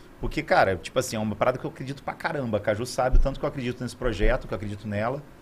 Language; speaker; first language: Portuguese; native; Portuguese